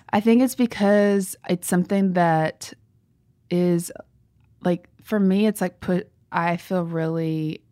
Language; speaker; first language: English; native; English